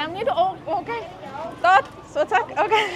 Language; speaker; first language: Vietnamese; non-native, learner; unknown